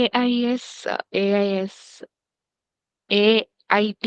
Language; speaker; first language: French; non-native, learner; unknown